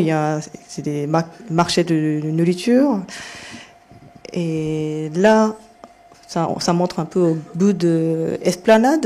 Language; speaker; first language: French; non-native, fluent; Japanese